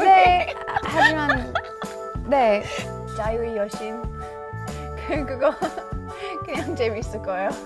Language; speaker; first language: Korean; non-native, learner; English